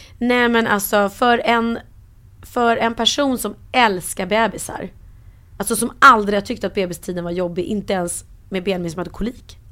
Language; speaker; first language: Swedish; native; Swedish